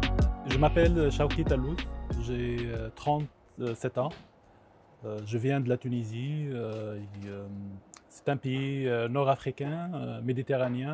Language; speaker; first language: French; non-native, local second language; Arabic